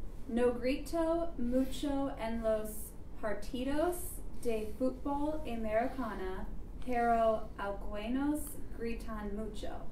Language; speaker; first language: Spanish; non-native, fluent; English